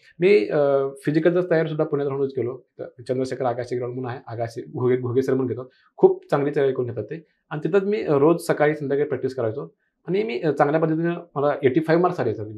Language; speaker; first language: Marathi; non-native, local second language; Kannada